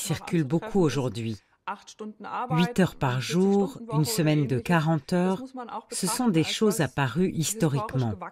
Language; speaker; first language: French; native; French